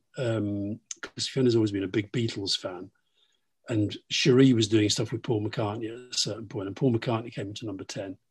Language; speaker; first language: English; native; English